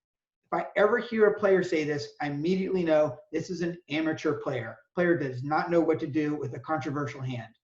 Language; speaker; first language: English; native; English